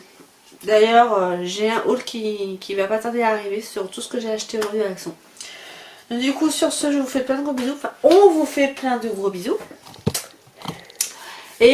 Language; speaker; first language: French; native; French